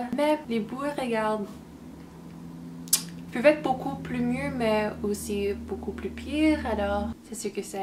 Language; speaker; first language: French; early bilingual, heritage; English